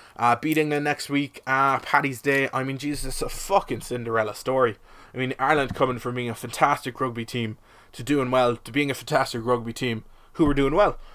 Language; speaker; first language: English; native; English